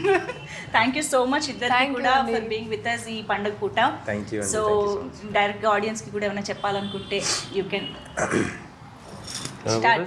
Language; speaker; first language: Telugu; native; Telugu